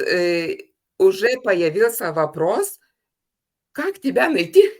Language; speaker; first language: Russian; non-native, fluent; Lithuanian